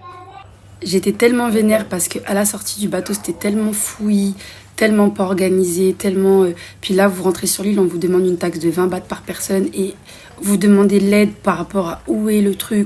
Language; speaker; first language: French; native; French